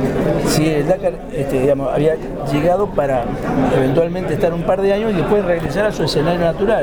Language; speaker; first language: Spanish; native; Spanish